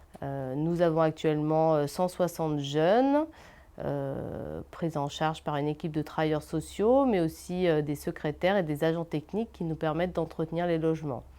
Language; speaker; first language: French; native; French